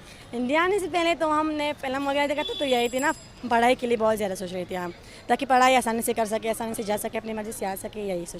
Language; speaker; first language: Hindi; non-native, fluent; Pashto